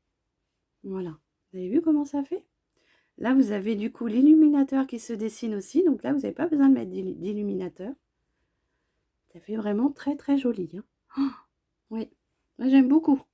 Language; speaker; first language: French; native; French